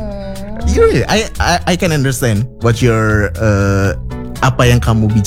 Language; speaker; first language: English; non-native, learner; Indonesian